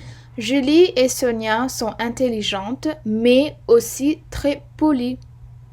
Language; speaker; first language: French; non-native, fluent; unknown